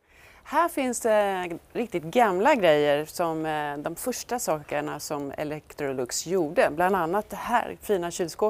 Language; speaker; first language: Swedish; native; Swedish